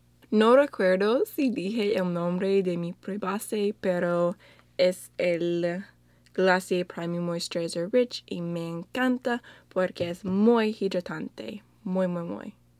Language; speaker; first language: Spanish; non-native, learner; English